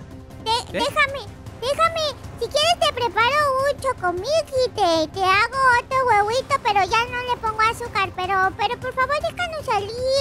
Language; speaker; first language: Spanish; native; Spanish